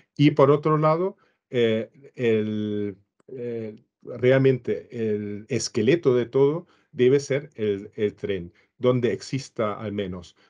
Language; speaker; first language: Spanish; non-native, fluent; German